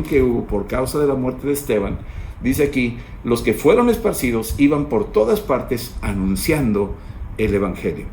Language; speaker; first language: Spanish; native; Spanish